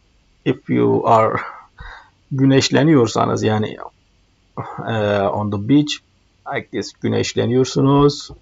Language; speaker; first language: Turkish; non-native, fluent; Arabic